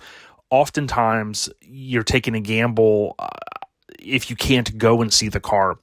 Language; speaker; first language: English; native; English